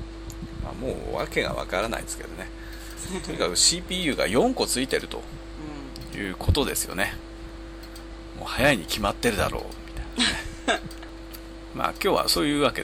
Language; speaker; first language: Japanese; native; Japanese